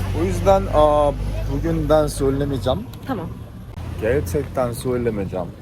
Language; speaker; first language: Turkish; non-native, learner; Korean